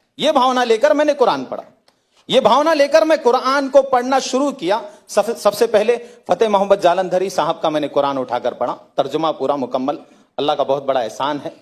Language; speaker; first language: Hindi; native; Hindi